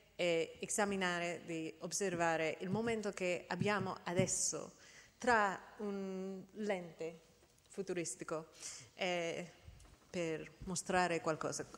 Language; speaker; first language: Italian; non-native, fluent; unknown